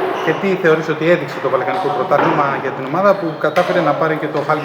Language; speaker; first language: Greek; native; Greek